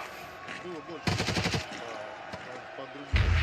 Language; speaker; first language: Russian; native; Russian